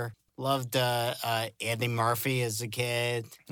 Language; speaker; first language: English; native; English